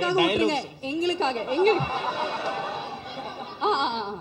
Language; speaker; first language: Tamil; native; Tamil